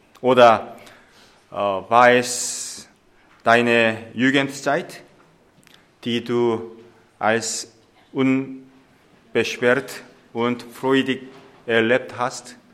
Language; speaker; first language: German; non-native, fluent; Korean